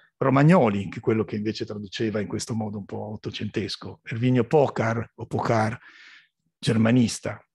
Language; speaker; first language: Italian; native; Italian